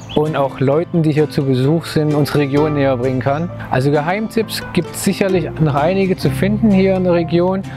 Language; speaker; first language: German; native; German